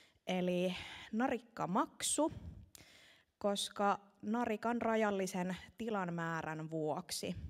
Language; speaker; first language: Finnish; native; Finnish